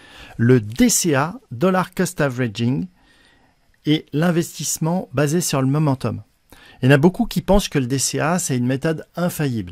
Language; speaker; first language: French; native; French